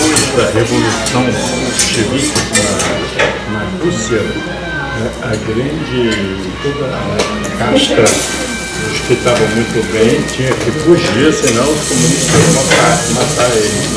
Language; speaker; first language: Portuguese; non-native, fluent; German